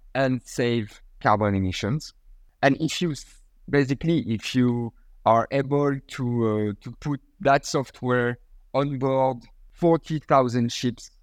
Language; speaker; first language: English; non-native, fluent; French